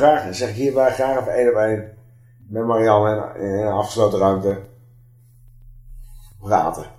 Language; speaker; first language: Dutch; native; Dutch